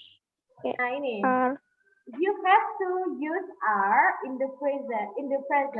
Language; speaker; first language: English; non-native, fluent; Indonesian